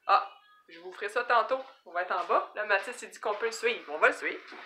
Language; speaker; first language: French; native; French